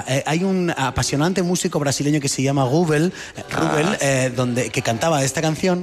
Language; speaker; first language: Spanish; native; Spanish